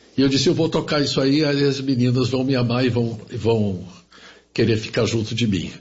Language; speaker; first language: Portuguese; early bilingual, other home language; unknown